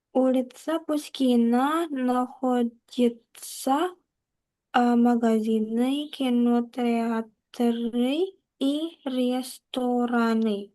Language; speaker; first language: Russian; non-native, learner; Indonesian